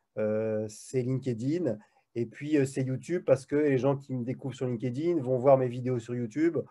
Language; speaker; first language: French; native; French